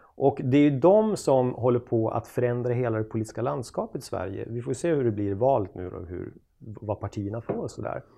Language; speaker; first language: Swedish; native; Swedish